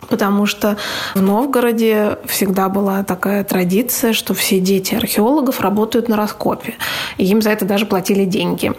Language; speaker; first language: Russian; native; Russian